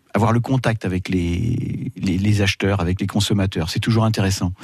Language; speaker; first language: French; native; French